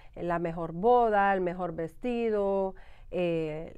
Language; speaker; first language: Spanish; early bilingual, heritage; Spanish